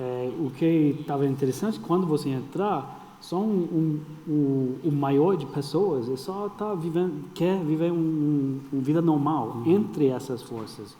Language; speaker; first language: Portuguese; non-native, fluent; English